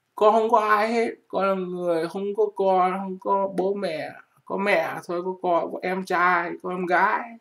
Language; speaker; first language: Vietnamese; native; Vietnamese